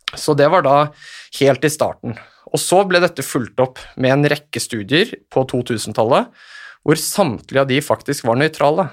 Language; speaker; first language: Norwegian; native; Norwegian